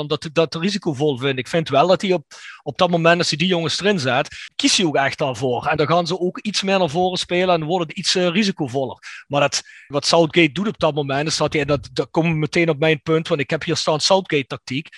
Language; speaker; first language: Dutch; native; Dutch